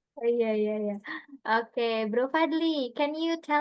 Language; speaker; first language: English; non-native, fluent; Indonesian